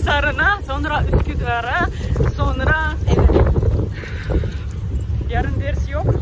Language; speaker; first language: Turkish; non-native, learner; Russian